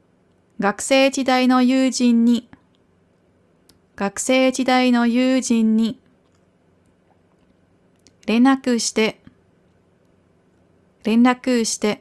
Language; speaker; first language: Japanese; non-native, fluent; German